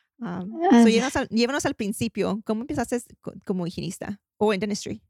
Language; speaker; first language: Spanish; early bilingual, heritage; Spanish